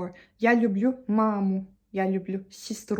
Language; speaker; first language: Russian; non-native, fluent; Turkish